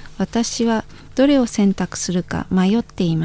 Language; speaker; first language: Japanese; non-native, fluent; Indonesian